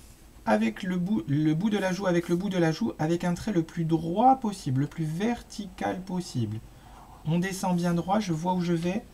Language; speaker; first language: French; native; French